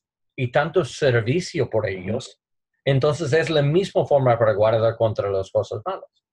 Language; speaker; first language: Spanish; non-native, learner; English